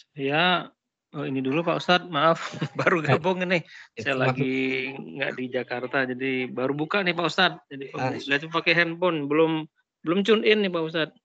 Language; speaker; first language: Indonesian; native; Indonesian